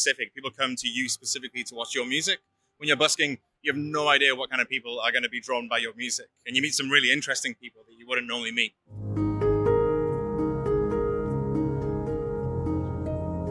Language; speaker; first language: English; native; English